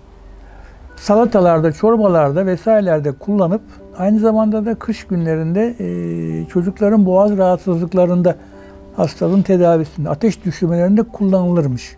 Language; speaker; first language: Turkish; native; Turkish